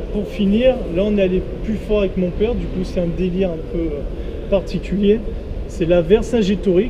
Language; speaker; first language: French; native; French